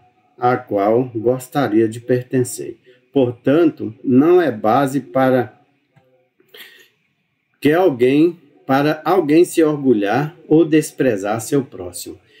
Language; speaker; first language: Portuguese; native; Portuguese